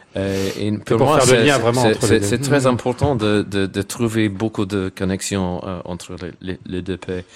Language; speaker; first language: French; non-native, learner; English